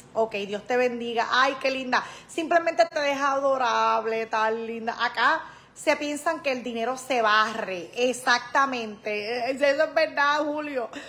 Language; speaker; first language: Spanish; native; Spanish